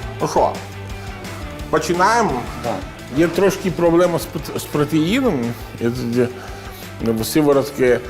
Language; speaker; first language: Ukrainian; non-native, learner; Italian